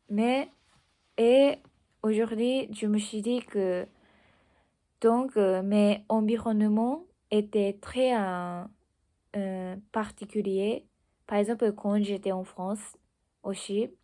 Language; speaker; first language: French; non-native, learner; Japanese